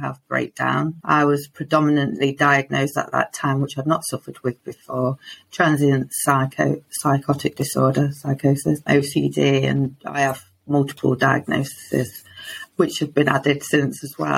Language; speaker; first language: English; native; English